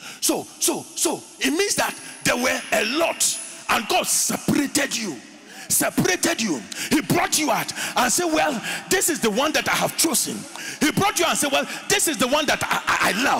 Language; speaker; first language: English; non-native, local second language; Akan